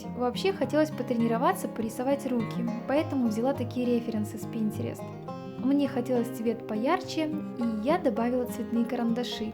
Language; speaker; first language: Russian; native; Russian